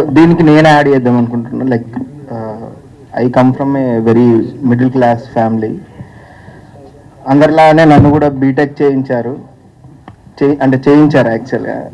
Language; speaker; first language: Telugu; native; Telugu